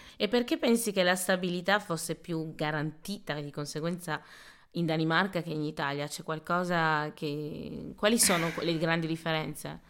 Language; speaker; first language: Italian; early bilingual, other home language; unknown